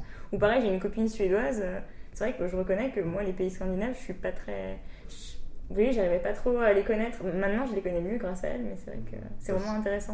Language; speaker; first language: French; native; French